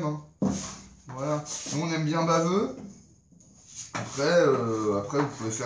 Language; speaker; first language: French; native; French